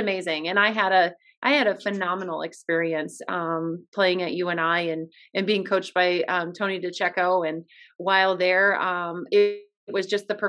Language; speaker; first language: English; native; English